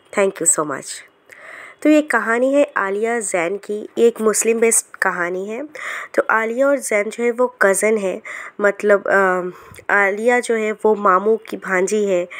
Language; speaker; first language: Hindi; non-native, local second language; Bangla